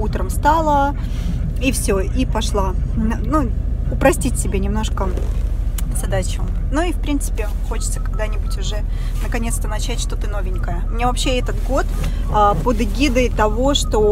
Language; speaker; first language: Russian; native; Russian